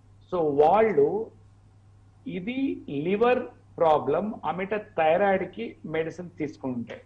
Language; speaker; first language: Telugu; non-native, learner; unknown